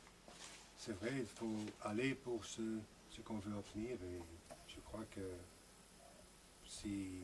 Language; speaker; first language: French; non-native, local second language; Dutch